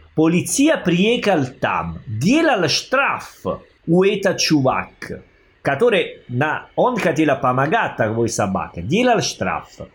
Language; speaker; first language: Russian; non-native, learner; Italian